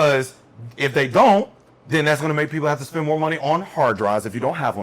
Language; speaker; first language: English; native; English